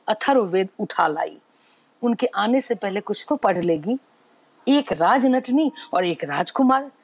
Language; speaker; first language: Hindi; native; Hindi